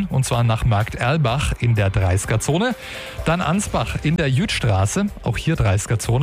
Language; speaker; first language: German; native; German